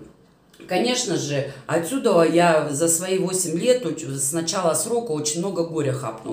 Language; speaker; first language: Russian; native; Russian